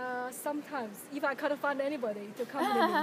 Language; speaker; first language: English; non-native, learner; Chinese